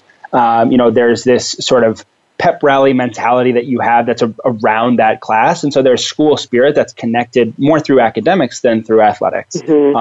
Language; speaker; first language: English; native; English